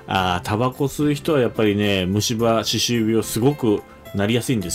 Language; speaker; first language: Japanese; native; Japanese